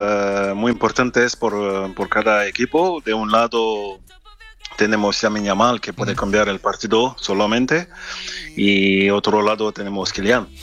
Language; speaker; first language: Spanish; non-native, fluent; French